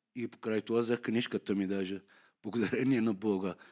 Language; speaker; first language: Bulgarian; non-native, learner; Persian